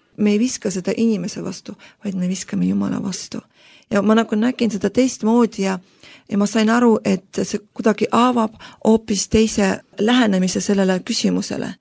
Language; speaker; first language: Estonian; non-native, local second language; Russian